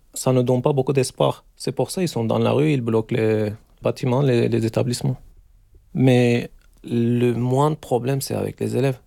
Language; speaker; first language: French; non-native, learner; Turkish